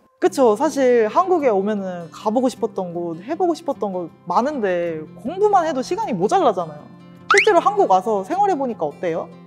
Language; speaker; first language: Korean; native; Korean